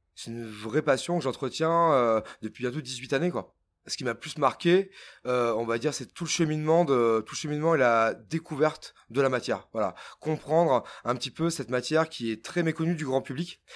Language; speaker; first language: French; native; French